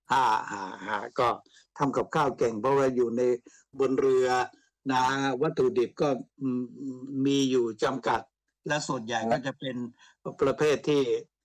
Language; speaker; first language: Thai; native; Thai